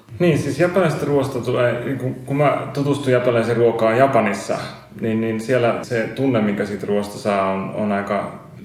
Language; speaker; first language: Finnish; non-native, local second language; Swedish